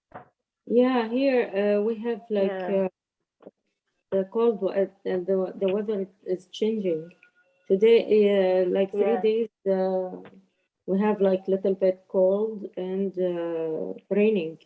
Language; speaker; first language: English; non-native, learner; Arabic